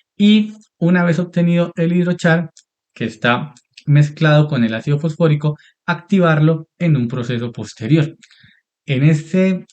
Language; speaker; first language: Spanish; native; Spanish